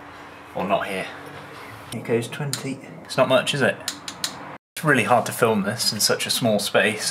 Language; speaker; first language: English; native; English